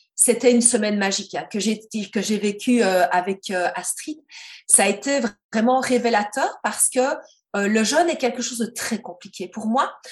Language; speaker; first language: French; native; French